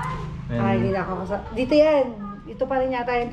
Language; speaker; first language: Filipino; native; Filipino